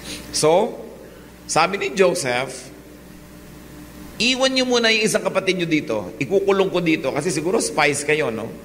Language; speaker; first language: Filipino; native; Filipino